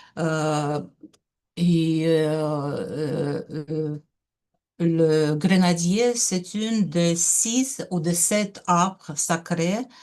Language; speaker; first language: French; non-native, learner; Russian